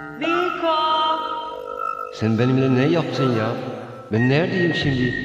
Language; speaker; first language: Turkish; non-native, fluent; Dutch